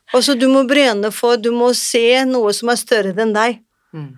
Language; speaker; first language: Norwegian; non-native, fluent; Portuguese